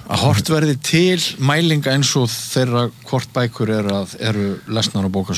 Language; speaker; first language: Icelandic; native; Icelandic